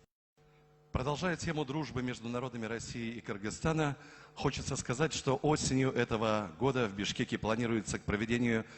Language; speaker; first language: Russian; native; Russian